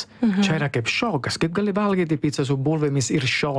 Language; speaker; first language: Lithuanian; non-native, fluent; Italian